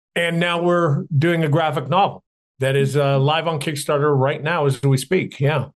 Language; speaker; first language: English; native; English